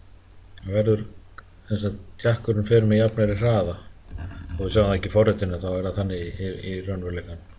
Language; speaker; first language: Icelandic; native; Icelandic